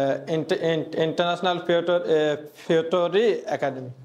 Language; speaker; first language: Japanese; non-native, learner; Bangla